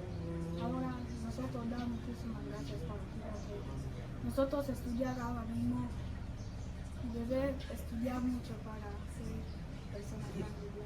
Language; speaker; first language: Spanish; non-native, learner; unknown